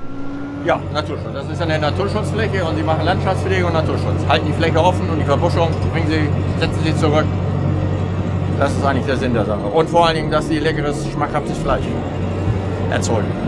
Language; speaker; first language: German; native; German